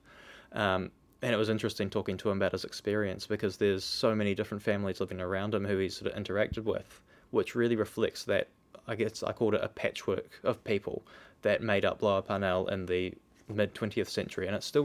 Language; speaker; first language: English; native; English